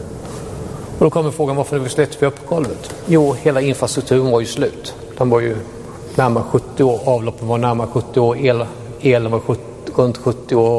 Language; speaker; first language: Swedish; native; Swedish